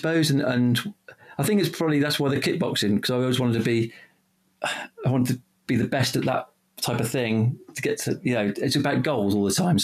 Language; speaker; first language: English; native; English